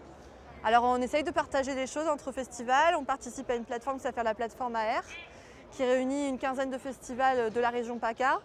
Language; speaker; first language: French; native; French